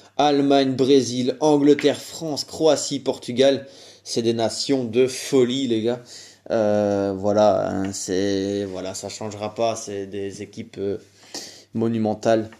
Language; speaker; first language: French; native; French